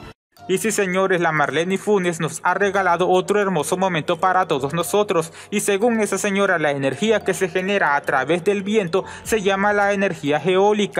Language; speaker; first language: Spanish; native; Spanish